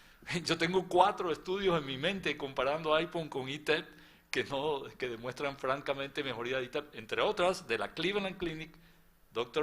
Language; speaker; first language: Spanish; native; Spanish